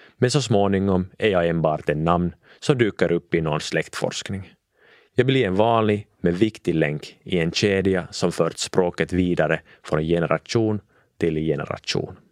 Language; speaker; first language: Swedish; non-native, local second language; Finnish